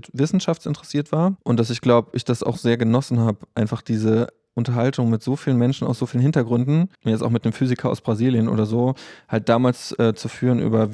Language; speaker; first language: German; native; German